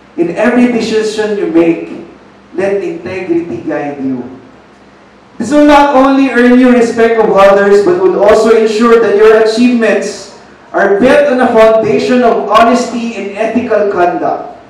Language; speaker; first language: English; non-native, local second language; Filipino